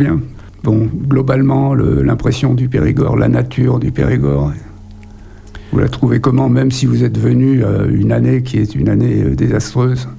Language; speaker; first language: French; native; French